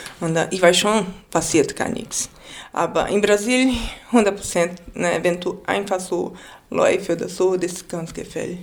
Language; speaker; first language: German; non-native, learner; Portuguese